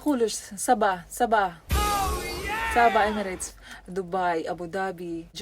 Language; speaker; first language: Arabic; non-native, learner; Filipino